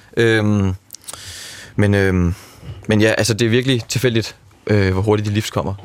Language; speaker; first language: Danish; native; Danish